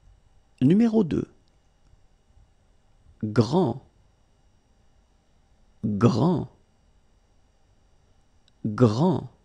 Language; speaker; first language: French; native; French